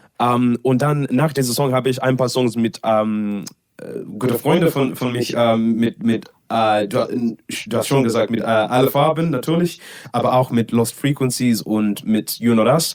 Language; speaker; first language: German; non-native, learner; English